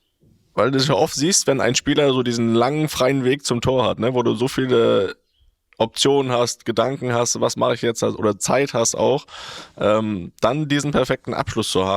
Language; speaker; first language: German; native; German